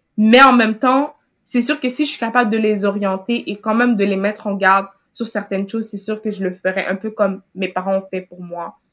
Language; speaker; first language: French; early bilingual, other home language; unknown